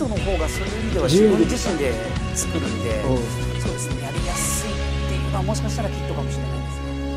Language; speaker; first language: Japanese; native; Japanese